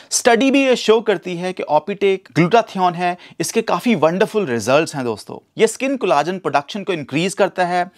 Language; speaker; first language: Hindi; native; Hindi